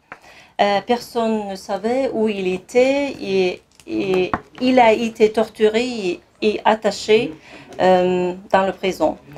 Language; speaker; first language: French; non-native, fluent; Kazakh